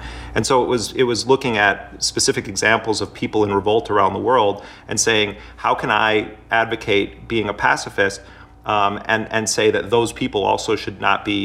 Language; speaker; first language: English; native; English